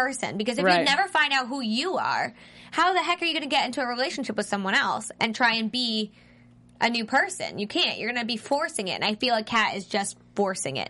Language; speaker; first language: English; native; English